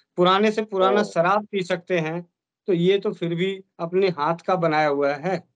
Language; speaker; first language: Hindi; native; Hindi